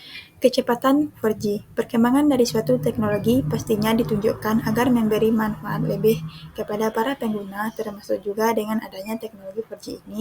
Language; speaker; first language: Indonesian; native; Indonesian